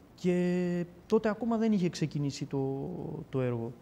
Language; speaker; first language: Greek; early bilingual, other home language; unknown